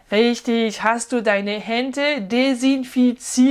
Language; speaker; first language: German; non-native, fluent; French